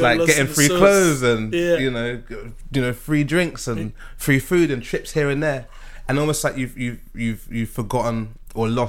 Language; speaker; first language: English; native; English